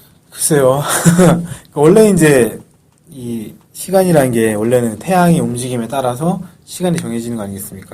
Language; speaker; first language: Korean; native; Korean